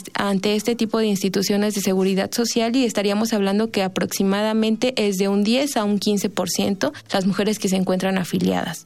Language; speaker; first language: Spanish; native; Spanish